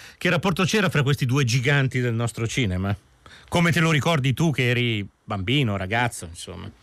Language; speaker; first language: Italian; native; Italian